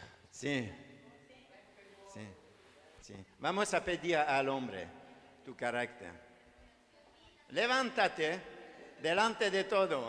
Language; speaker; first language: Spanish; non-native, learner; French